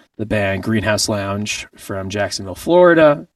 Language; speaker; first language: English; native; English